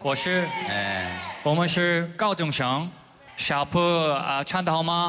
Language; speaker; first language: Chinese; non-native, learner; Korean